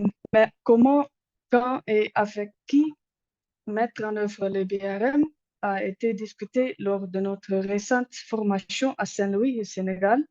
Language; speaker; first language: French; non-native, learner; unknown